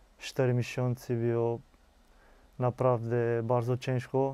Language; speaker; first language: Polish; non-native, learner; Romanian